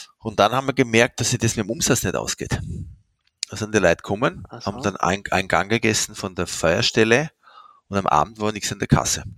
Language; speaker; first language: German; non-native, fluent; French